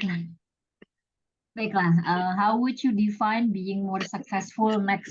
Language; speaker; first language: English; non-native, fluent; Indonesian